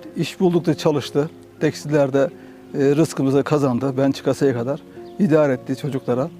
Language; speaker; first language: Turkish; native; Turkish